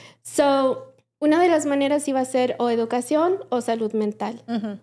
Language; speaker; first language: Spanish; early bilingual, heritage; Spanish